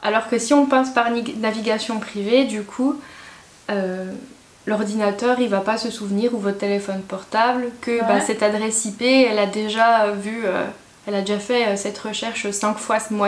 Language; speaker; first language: French; native; French